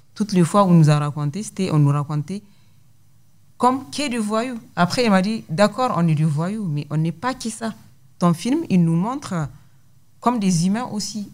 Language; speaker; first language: French; non-native, local second language; Hausa